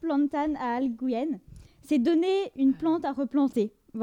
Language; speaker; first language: French; native; French